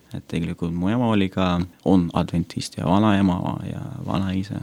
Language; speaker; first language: Estonian; non-native, local second language; Russian